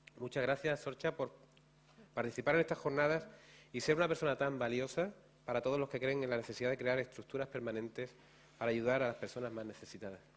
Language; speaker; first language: Spanish; native; Spanish